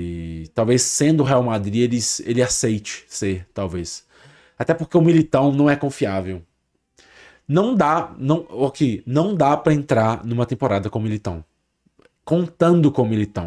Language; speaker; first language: Portuguese; native; Portuguese